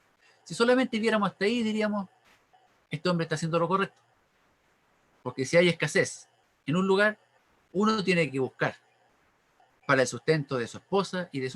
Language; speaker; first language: Spanish; native; Spanish